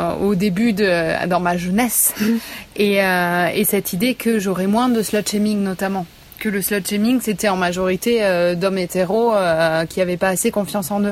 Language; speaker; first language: French; native; French